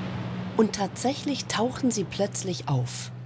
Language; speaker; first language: German; native; German